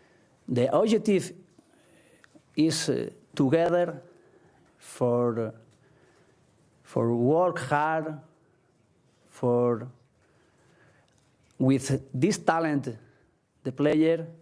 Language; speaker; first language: English; non-native, learner; Spanish